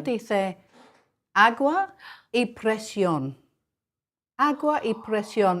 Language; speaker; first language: Spanish; non-native, learner; English